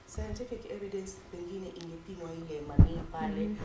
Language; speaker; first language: Swahili; native; Swahili